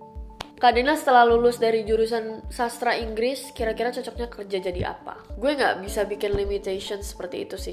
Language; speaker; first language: Indonesian; native; Indonesian